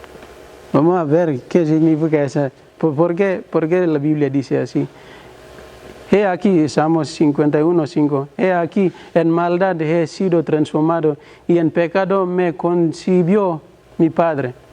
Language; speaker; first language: Spanish; non-native, learner; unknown